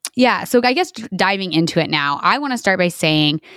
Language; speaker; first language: English; native; English